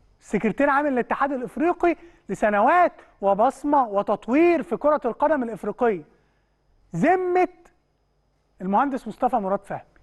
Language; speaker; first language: Egyptian Arabic; native; Egyptian Arabic